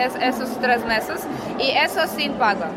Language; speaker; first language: Spanish; non-native, learner; Russian